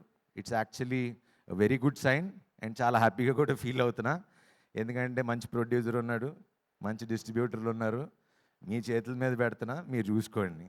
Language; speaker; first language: Telugu; native; Telugu